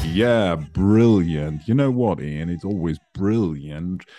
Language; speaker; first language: English; non-native, fluent; German